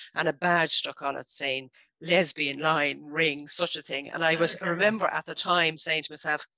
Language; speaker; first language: English; native; English